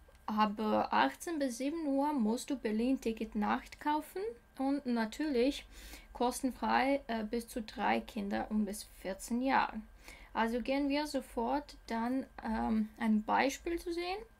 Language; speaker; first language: German; non-native, learner; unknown